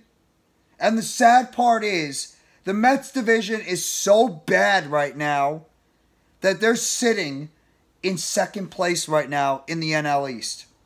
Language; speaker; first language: English; native; English